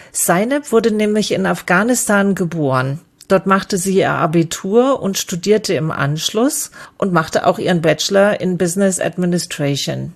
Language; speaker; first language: German; native; German